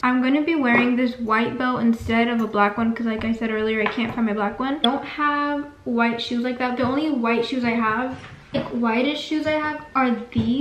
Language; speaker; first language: English; early bilingual, other home language; Spanish